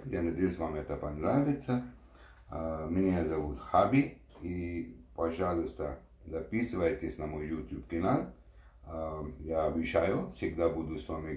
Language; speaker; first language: Russian; non-native, learner; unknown